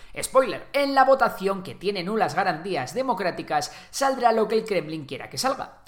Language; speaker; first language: Spanish; native; Spanish